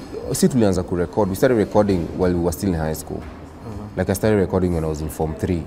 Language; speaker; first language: English; non-native, local second language; Swahili